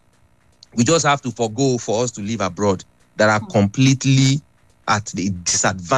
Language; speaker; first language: English; non-native, local second language; Yoruba